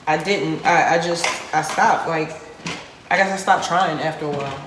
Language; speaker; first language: English; native; English